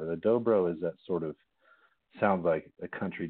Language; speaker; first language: English; native; English